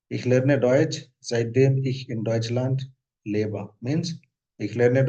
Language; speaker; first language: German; non-native, fluent; Hindi